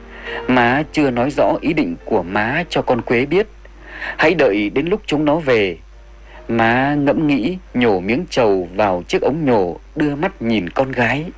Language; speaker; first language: Vietnamese; native; Vietnamese